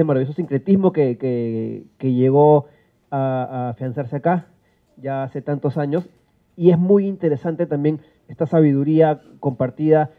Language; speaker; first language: Spanish; native; Spanish